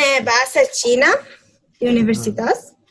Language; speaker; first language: Indonesian; non-native, learner; Hebrew